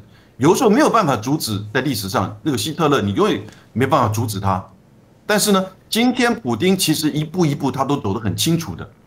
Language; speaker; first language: Chinese; native; Chinese